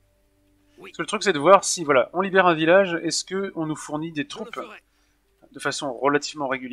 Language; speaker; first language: French; native; French